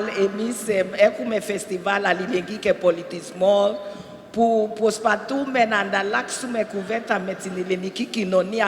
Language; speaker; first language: Greek; non-native, learner; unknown